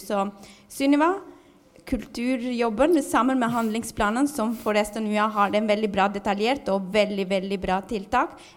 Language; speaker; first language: Norwegian; non-native, fluent; Albanian